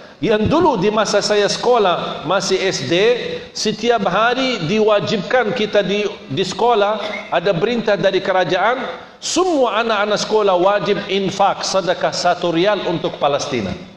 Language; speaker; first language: Indonesian; non-native, fluent; Arabic